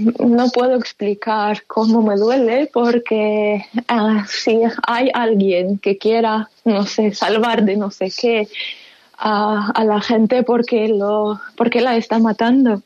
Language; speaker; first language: Spanish; non-native, fluent; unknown